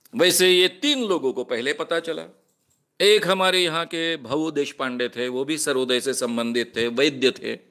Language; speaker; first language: Hindi; non-native, local second language; Marathi